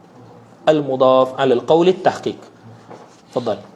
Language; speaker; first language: Arabic; non-native, fluent; Malay